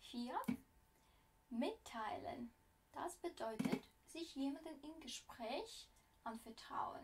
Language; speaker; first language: German; non-native, fluent; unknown